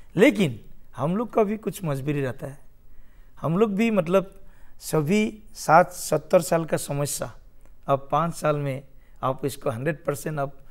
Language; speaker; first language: Hindi; non-native, local second language; Assamese